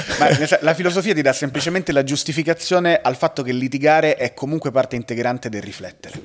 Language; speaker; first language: Italian; native; Italian